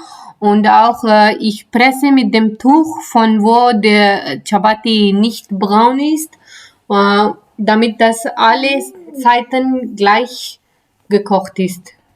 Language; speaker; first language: German; non-native, learner; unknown